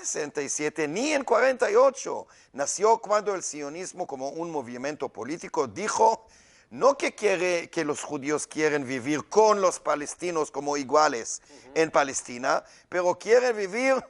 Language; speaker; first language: Spanish; non-native, learner; Hebrew